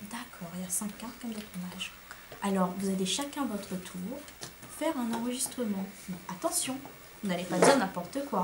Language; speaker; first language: French; native; French